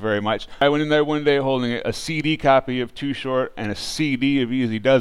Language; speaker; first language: English; native; English